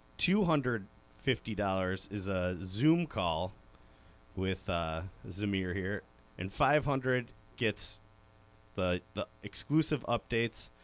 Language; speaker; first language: English; native; English